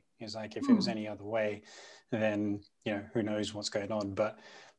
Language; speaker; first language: English; non-native, local second language; Punjabi